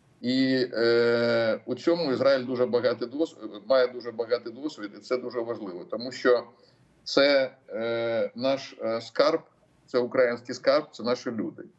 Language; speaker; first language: Ukrainian; non-native, local second language; Russian